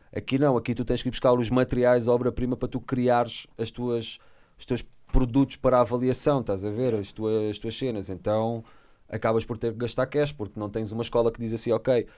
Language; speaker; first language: Portuguese; native; Portuguese